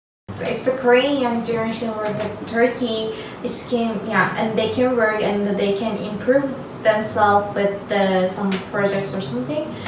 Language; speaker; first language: English; non-native, learner; Turkish